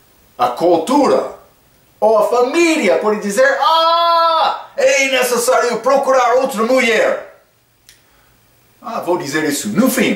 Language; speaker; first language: Portuguese; non-native, fluent; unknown